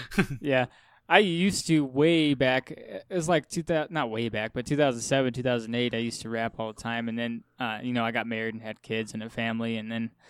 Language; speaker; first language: English; native; English